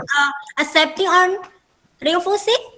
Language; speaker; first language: English; non-native, fluent; Indonesian